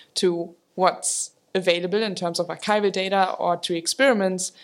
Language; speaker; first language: English; non-native, fluent; German